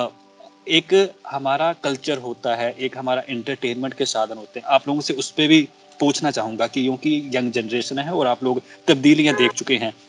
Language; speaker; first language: Hindi; native; Hindi